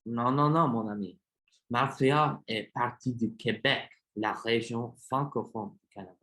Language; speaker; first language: French; non-native, learner; English